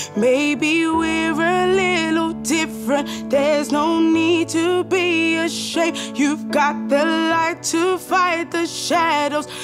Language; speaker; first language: English; native; English